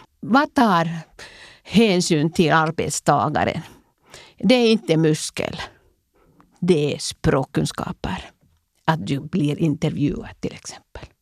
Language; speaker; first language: Swedish; non-native, local second language; Finnish